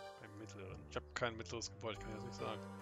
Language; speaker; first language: German; native; German